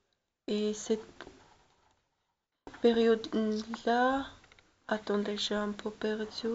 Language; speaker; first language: French; non-native, learner; Russian